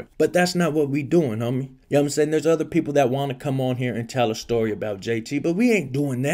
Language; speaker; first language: English; native; English